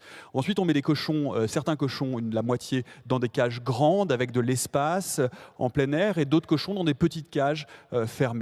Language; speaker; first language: French; native; French